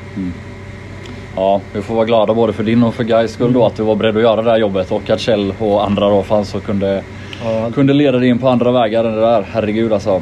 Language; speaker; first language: Swedish; native; Swedish